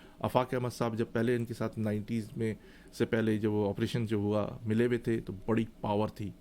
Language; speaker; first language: Urdu; native; Urdu